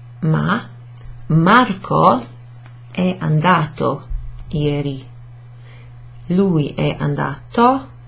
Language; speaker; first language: Italian; non-native, fluent; English